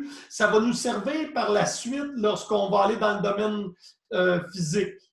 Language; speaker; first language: French; native; French